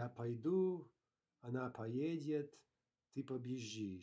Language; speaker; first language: Russian; non-native, fluent; English